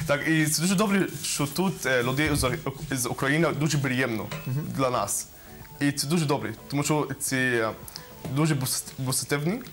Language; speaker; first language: Ukrainian; non-native, learner; Arabic